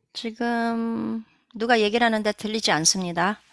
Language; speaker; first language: Korean; native; Korean